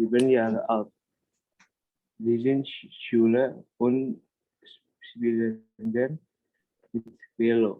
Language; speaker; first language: German; non-native, learner; Indonesian